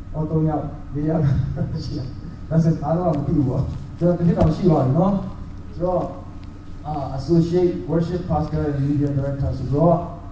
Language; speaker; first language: Burmese; non-native, local second language; Tedim Chin